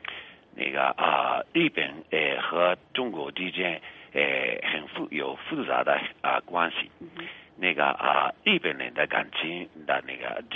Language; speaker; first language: Chinese; non-native, fluent; Japanese